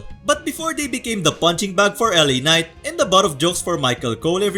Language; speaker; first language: English; native; English